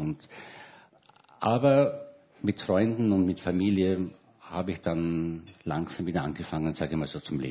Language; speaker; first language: German; native; German